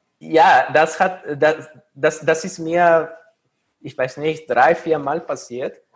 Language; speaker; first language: German; non-native, fluent; Spanish